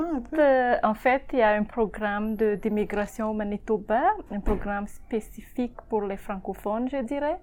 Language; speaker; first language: French; non-native, local second language; Malagasy